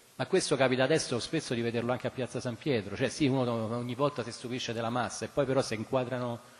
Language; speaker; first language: Italian; native; Italian